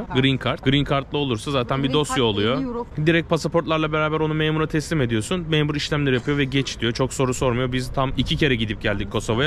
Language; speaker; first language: Turkish; native; Turkish